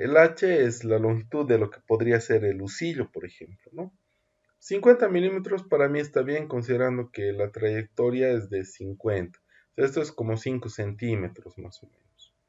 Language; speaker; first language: Spanish; native; Spanish